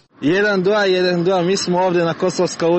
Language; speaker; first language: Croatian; non-native, learner; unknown